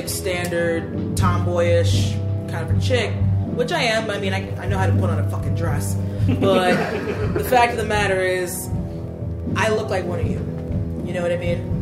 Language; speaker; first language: English; native; English